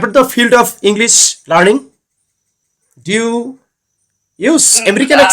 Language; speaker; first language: English; non-native, learner; Bangla